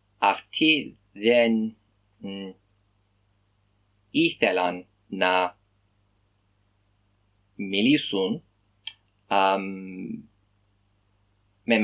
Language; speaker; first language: Greek; non-native, learner; English